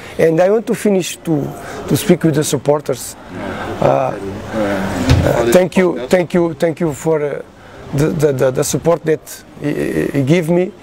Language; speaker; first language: English; non-native, learner; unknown